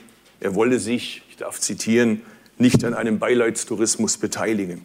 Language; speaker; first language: German; early bilingual, other home language; Turkish